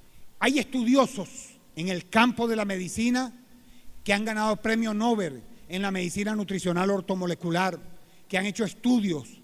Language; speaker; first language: Spanish; native; Spanish